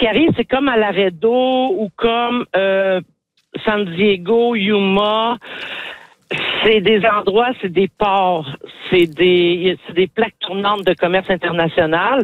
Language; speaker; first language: French; native; French